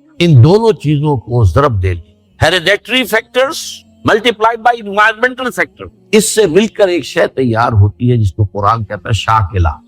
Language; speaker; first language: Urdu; native; Urdu